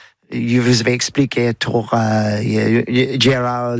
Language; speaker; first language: French; non-native, learner; English